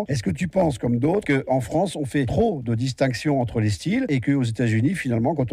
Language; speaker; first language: French; native; French